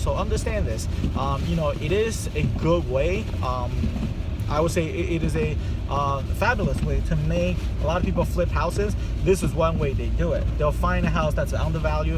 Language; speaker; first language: English; non-native, fluent; Chinese